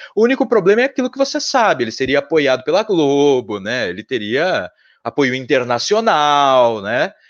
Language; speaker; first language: Portuguese; native; Portuguese